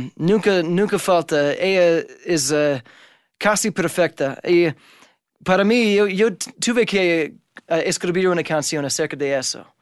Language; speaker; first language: Spanish; non-native, fluent; English